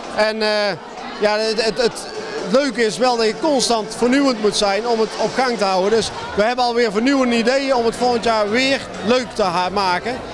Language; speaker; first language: Dutch; native; Dutch